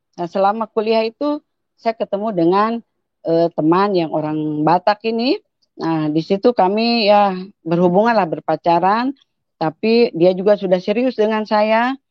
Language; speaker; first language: Indonesian; native; Indonesian